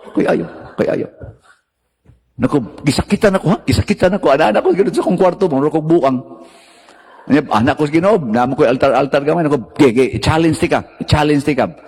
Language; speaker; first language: Cebuano; native; Cebuano